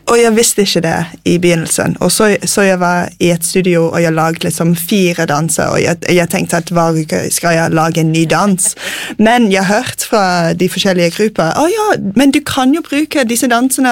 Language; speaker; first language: Norwegian; non-native, fluent; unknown